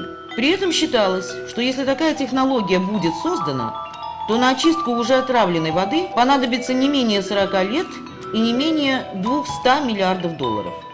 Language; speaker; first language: Russian; native; Russian